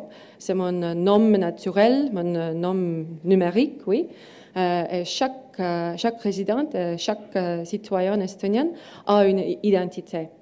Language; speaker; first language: French; non-native, learner; Estonian